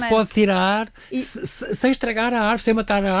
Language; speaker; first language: Portuguese; native; Portuguese